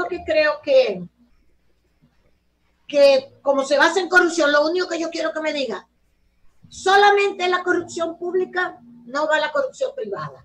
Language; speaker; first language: Spanish; native; Spanish